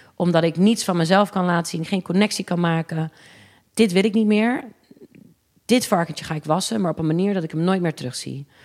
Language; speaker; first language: Dutch; early bilingual, other home language; English